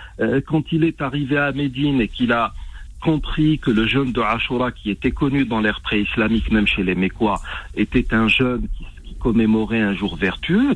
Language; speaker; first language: French; non-native, local second language; Arabic